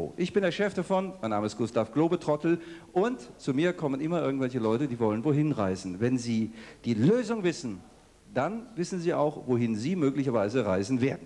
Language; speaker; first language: German; native; German